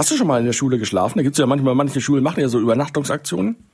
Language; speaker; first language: German; native; German